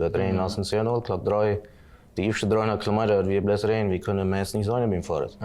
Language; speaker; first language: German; non-native, local second language; Plautdietsch